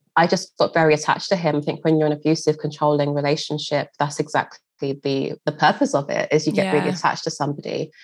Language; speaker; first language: English; native; English